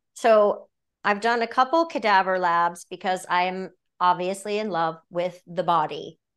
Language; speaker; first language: English; native; English